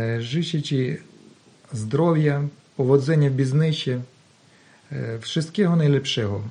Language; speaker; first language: Polish; non-native, learner; Ukrainian